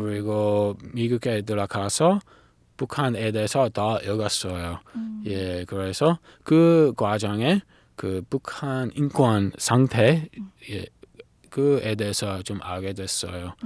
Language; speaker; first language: Korean; non-native, learner; English